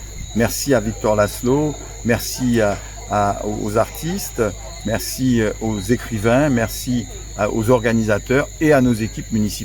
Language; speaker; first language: French; native; French